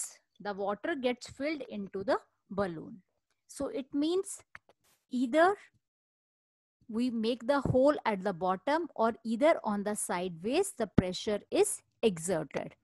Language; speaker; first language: English; non-native, local second language; Hindi